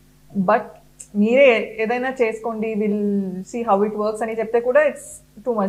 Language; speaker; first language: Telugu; non-native, local second language; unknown